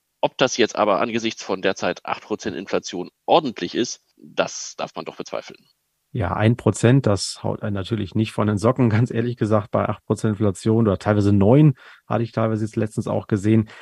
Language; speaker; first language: German; native; German